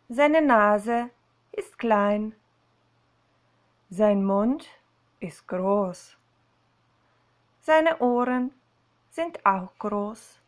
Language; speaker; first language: German; non-native, fluent; Slovenian